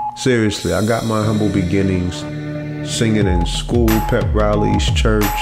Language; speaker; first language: English; native; English